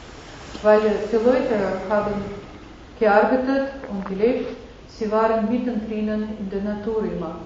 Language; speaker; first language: German; non-native, fluent; Russian